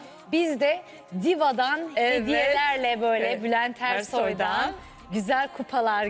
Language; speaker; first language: Turkish; native; Turkish